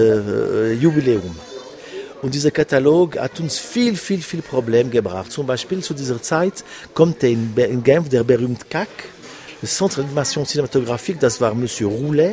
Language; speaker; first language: German; non-native, local second language; French